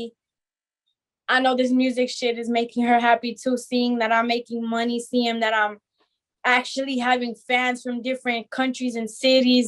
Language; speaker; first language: English; native; English